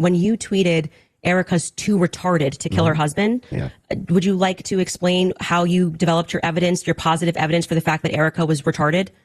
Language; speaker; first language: English; native; English